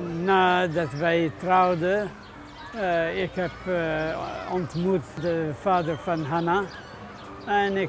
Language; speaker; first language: Dutch; non-native, learner; Hebrew